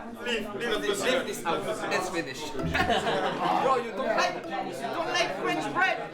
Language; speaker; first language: English; non-native, learner; French